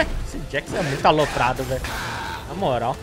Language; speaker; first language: Portuguese; native; Portuguese